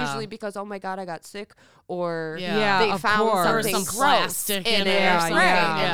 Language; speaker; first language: English; native; English